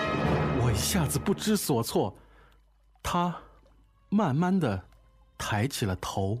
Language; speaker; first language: Chinese; native; Chinese